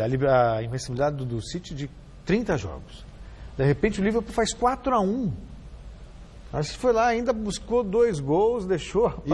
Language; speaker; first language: Portuguese; native; Portuguese